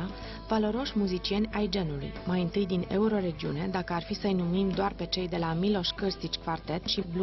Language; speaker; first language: Romanian; native; Romanian